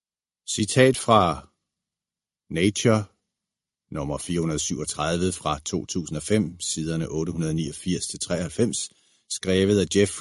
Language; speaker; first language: Danish; native; Danish